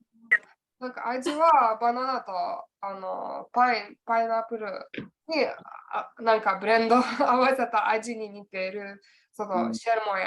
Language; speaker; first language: Japanese; non-native, learner; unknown